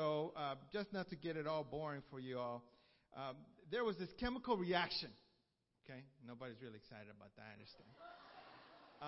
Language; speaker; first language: English; early bilingual, other home language; Spanish